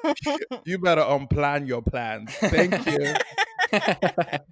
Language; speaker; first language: Italian; native; Italian